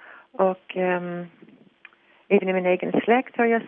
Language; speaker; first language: Swedish; non-native, fluent; English